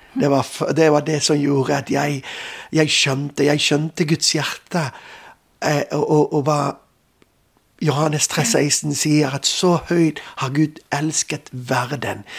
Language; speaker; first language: Norwegian; non-native, fluent; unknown